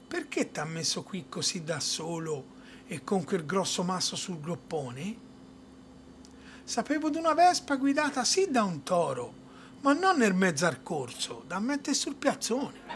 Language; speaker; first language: Italian; native; Italian